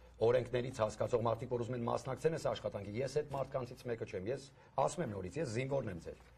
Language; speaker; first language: Armenian; early bilingual, heritage; Armenian